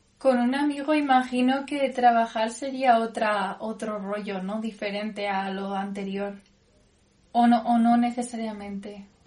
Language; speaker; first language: Spanish; native; Spanish